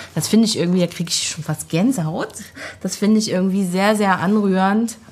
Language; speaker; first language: German; native; German